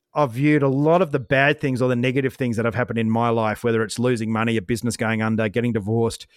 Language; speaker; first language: English; native; English